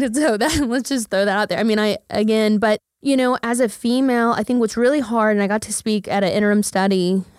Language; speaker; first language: English; native; English